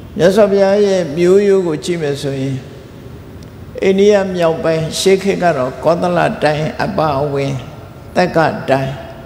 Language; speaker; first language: Burmese; native; Burmese